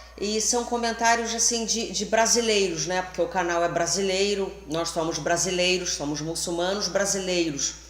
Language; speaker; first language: Portuguese; native; Portuguese